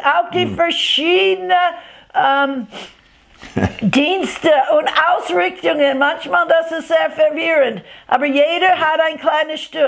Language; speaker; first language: German; non-native, fluent; English